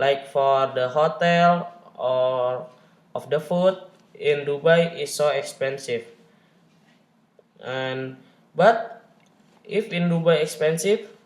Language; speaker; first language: English; non-native, learner; Indonesian